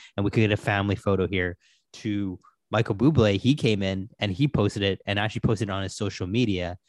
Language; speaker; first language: English; native; English